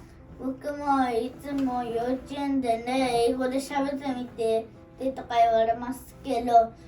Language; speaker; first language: Japanese; early bilingual, other home language; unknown